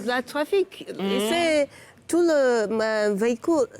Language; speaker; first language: French; non-native, learner; English